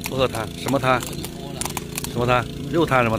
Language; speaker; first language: Chinese; native; Chinese